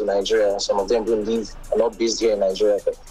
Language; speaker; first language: English; non-native, local second language; Igbo